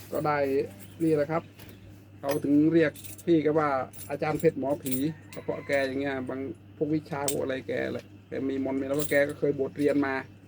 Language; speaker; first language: Thai; non-native, local second language; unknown